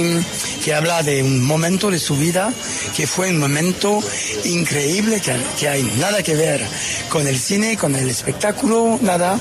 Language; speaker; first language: Spanish; non-native, fluent; French